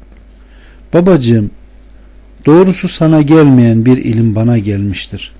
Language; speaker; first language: Turkish; native; Turkish